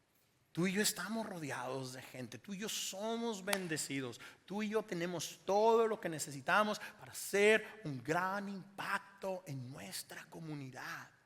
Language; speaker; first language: Spanish; native; Spanish